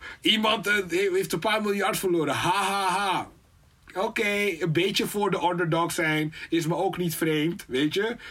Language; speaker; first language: Dutch; native; Dutch